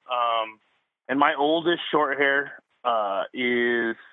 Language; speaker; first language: English; native; English